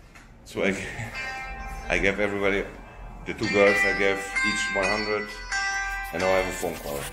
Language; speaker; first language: English; non-native, fluent; German